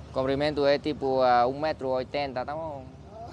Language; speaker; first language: Portuguese; non-native, learner; Vietnamese